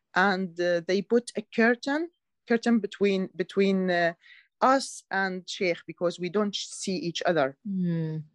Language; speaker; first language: English; non-native, learner; Arabic